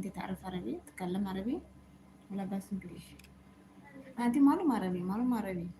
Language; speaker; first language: Arabic; non-native, learner; Amharic